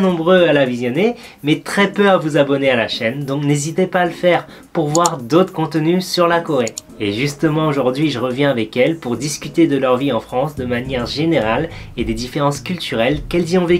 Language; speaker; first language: French; native; French